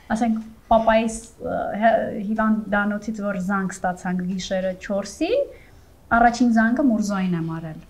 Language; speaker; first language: Armenian; native; Armenian